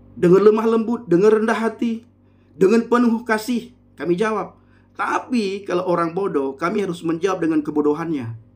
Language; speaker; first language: Indonesian; non-native, local second language; Achinese